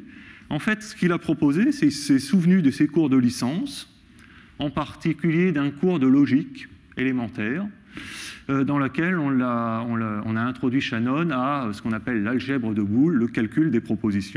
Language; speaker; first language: French; native; French